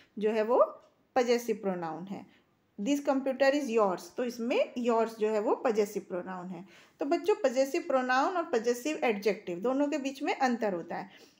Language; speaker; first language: Hindi; native; Hindi